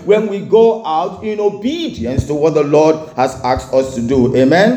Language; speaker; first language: English; non-native, local second language; Igbo